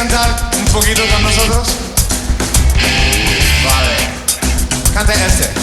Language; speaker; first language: Spanish; non-native, learner; English